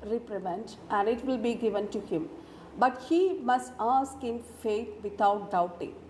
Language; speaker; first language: English; non-native, local second language; Malayalam